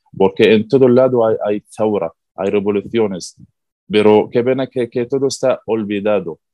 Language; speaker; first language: Spanish; non-native, learner; Arabic